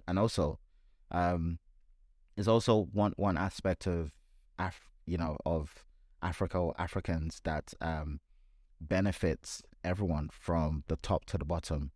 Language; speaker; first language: English; non-native, local second language; Yoruba